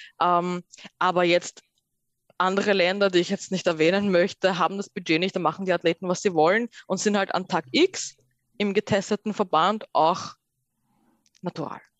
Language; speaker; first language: German; early bilingual, other home language; Persian